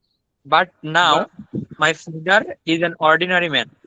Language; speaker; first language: English; non-native, learner; Bangla